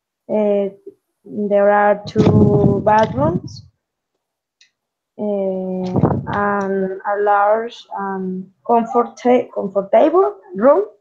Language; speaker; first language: English; non-native, learner; Spanish